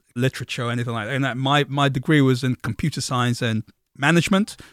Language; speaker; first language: English; non-native, local second language; Yoruba